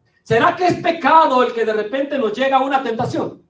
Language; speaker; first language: Spanish; native; Spanish